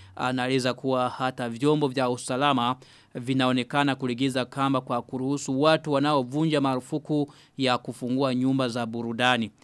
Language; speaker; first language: Swahili; non-native, local second language; Rundi